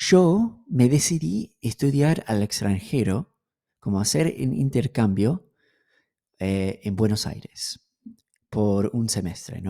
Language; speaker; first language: Spanish; non-native, fluent; English